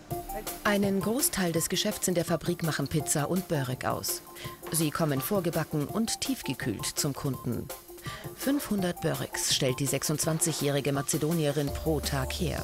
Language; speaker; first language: German; native; German